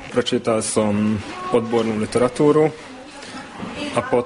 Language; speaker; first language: Slovak; non-native, learner; Hungarian